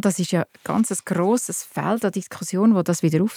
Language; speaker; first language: German; native; German